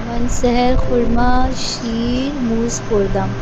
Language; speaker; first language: Persian; non-native, learner; Urdu